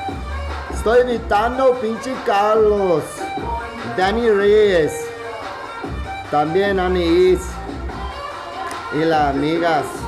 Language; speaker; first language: Spanish; early bilingual, heritage; Spanish